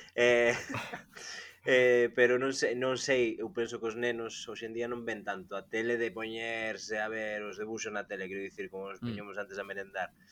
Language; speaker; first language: Galician; native; Galician